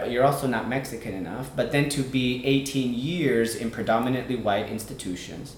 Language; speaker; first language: English; early bilingual, other home language; Spanish